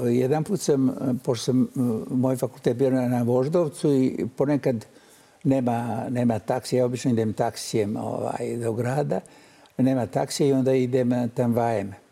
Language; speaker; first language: Bosnian; native; Bosnian